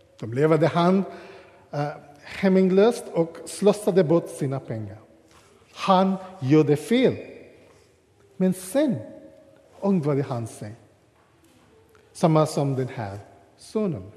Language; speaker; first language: Swedish; non-native, fluent; English